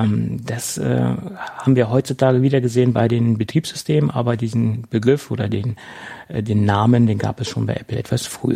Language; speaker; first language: German; native; German